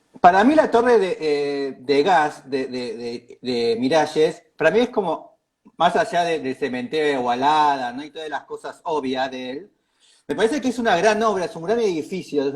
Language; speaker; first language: Spanish; native; Spanish